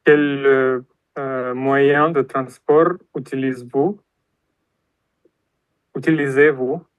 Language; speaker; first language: French; non-native, fluent; Russian